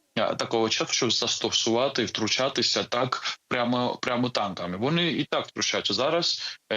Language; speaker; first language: Ukrainian; non-native, fluent; Georgian